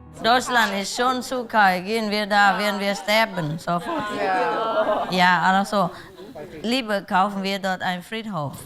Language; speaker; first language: German; non-native, learner; Vietnamese